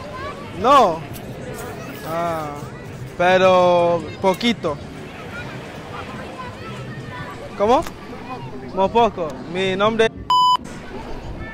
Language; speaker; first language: Spanish; non-native, learner; English